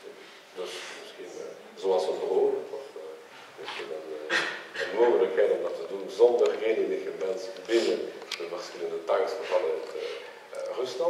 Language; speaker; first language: Dutch; non-native, local second language; French